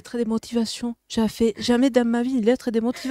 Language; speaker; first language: French; non-native, fluent; Spanish